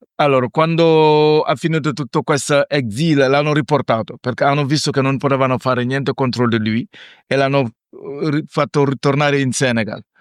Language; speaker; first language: Italian; non-native, fluent; Wolof